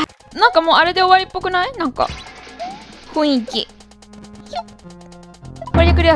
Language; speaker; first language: Japanese; native; Japanese